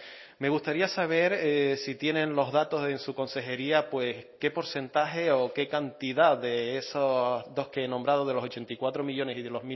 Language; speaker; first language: Spanish; native; Spanish